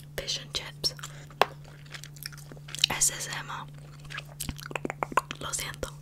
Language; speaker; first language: Spanish; non-native, learner; English